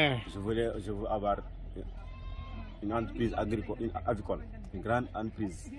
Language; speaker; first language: French; non-native, local second language; Wolof